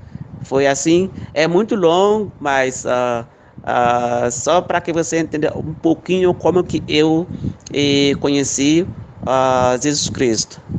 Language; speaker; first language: Portuguese; non-native, local second language; Fula